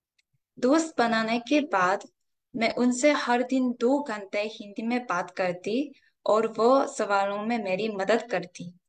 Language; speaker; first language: Hindi; non-native, fluent; Korean